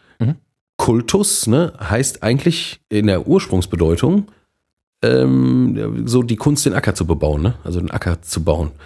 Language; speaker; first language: German; native; German